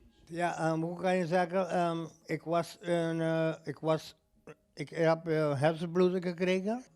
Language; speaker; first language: Dutch; non-native, local second language; Papiamento